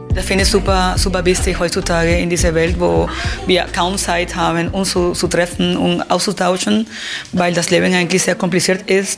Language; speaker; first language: German; non-native, fluent; Spanish